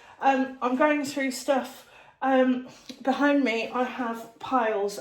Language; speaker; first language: English; native; English